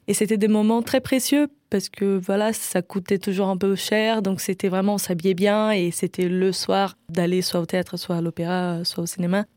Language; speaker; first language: French; non-native, fluent; Portuguese